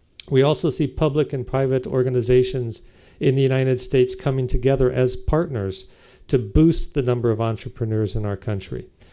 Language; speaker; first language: English; native; English